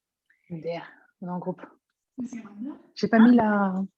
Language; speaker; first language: French; native; French